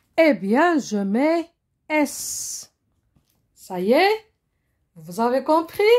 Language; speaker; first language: French; non-native, local second language; Arabic